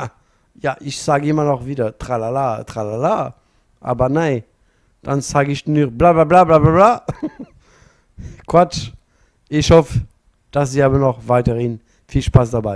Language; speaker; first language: German; non-native, learner; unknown